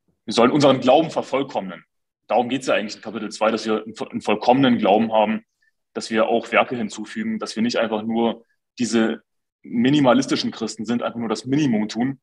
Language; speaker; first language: German; native; German